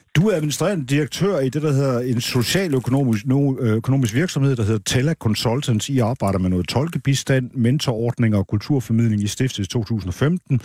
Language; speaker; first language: Danish; native; Danish